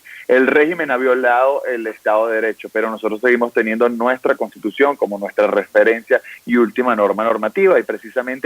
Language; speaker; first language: Spanish; native; Spanish